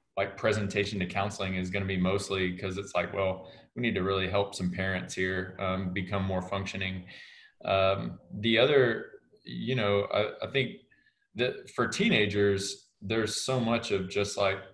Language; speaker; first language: English; native; English